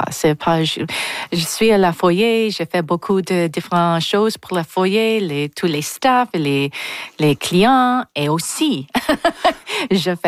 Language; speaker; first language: French; non-native, learner; English